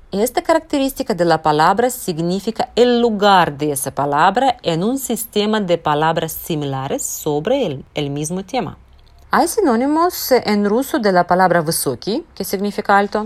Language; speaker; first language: Spanish; non-native, fluent; Russian